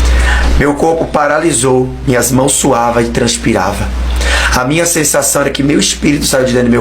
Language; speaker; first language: Portuguese; native; Portuguese